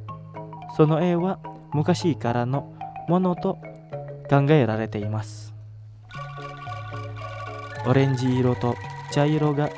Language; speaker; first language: Japanese; non-native, fluent; Indonesian